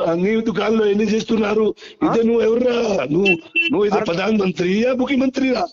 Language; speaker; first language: Telugu; non-native, local second language; Hindi